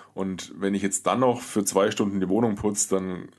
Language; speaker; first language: German; native; German